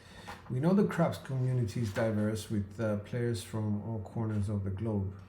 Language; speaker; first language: English; non-native, fluent; Greek